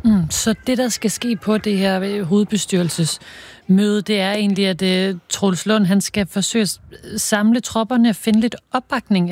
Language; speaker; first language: Danish; native; Danish